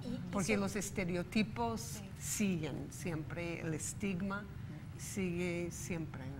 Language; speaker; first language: Spanish; non-native, fluent; English